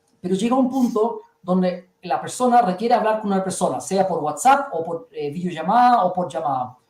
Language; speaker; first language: Spanish; early bilingual, heritage; German